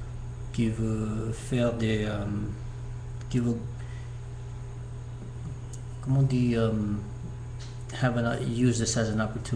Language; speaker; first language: French; non-native, learner; English